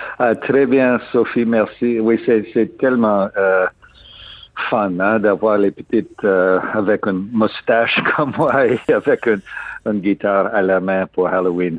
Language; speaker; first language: French; non-native, learner; English